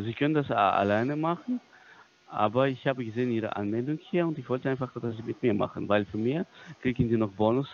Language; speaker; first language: German; non-native, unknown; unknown